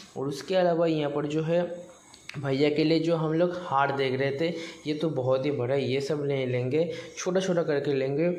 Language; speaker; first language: Hindi; non-native, local second language; Bangla